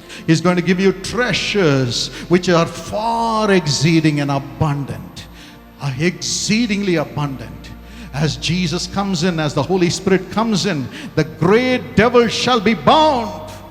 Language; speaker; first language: English; non-native, local second language; Tamil